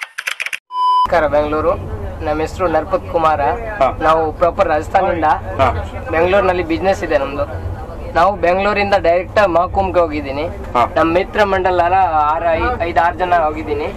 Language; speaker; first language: Kannada; non-native, fluent; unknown